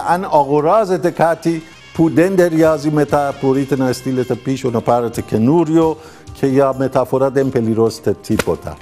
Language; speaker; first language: Greek; non-native, learner; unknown